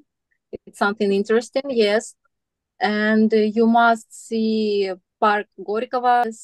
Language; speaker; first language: English; non-native, learner; Russian